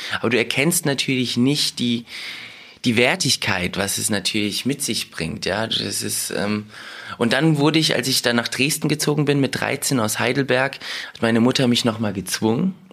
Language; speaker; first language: German; early bilingual, other home language; Russian